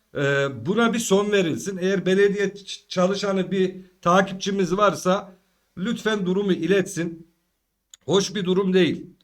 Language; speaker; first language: Turkish; early bilingual, heritage; Turkish